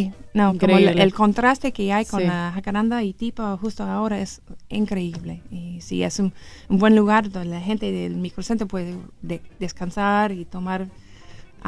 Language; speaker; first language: Spanish; non-native, learner; English